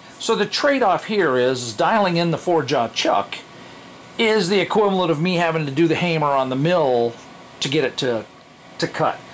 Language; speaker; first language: English; native; English